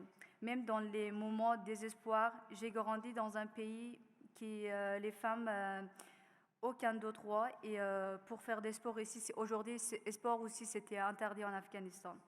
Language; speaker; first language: French; non-native, learner; Persian